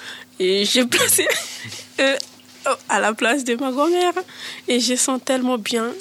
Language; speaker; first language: French; non-native, learner; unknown